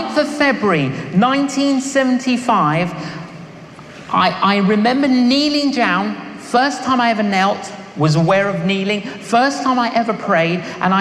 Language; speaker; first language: English; native; English